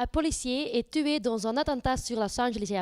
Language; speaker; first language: French; non-native, learner; Dutch